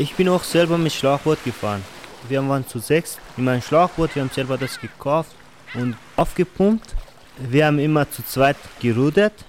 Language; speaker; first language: German; non-native, learner; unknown